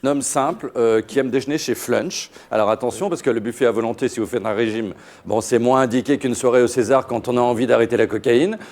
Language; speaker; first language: French; native; French